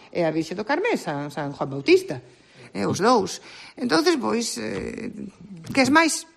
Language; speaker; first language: Galician; native; Galician